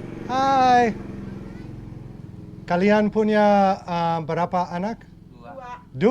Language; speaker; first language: Indonesian; non-native, learner; English